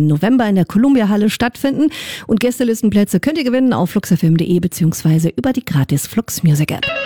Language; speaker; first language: German; native; German